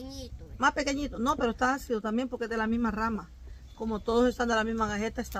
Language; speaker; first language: Spanish; native; Spanish